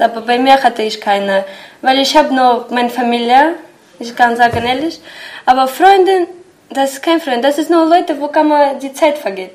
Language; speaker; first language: German; non-native, learner; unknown